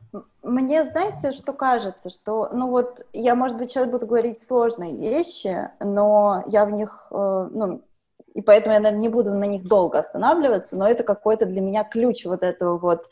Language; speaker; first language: Russian; native; Russian